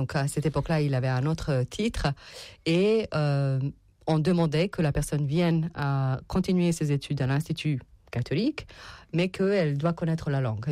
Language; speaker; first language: French; non-native, fluent; Serbian